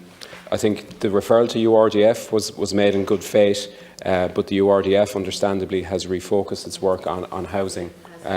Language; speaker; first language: English; native; English